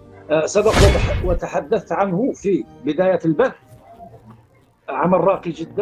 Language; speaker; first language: Arabic; native; Arabic